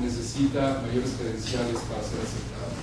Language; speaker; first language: Spanish; native; Spanish